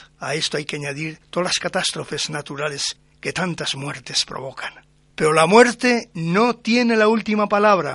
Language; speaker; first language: Spanish; native; Spanish